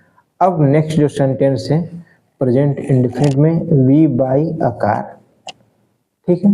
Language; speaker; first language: Hindi; native; Hindi